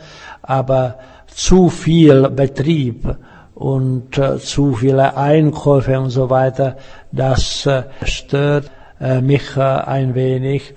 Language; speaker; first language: German; non-native, fluent; Czech